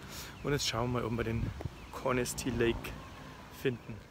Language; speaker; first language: German; native; German